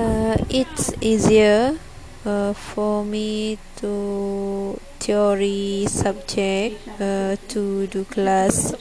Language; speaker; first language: English; non-native, learner; Malay